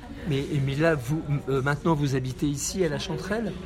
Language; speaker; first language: French; native; French